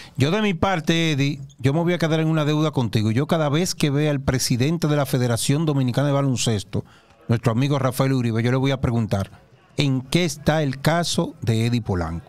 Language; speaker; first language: Spanish; native; Spanish